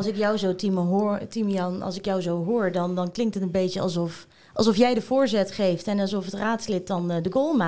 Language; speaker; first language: Dutch; native; Dutch